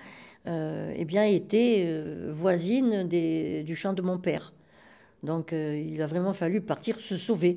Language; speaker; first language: French; native; French